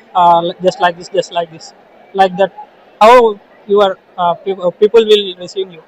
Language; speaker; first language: English; non-native, local second language; Telugu